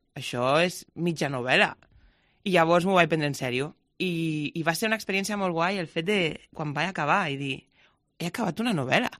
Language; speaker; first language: Catalan; non-native, local second language; Spanish